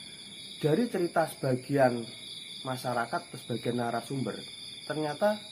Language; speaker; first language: Indonesian; native; Indonesian